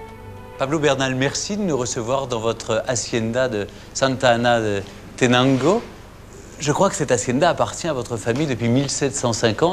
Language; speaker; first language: French; native; French